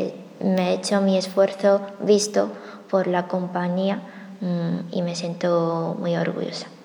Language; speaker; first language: Spanish; non-native, fluent; Chinese